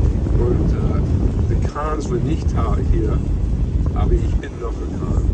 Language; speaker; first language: German; non-native, learner; English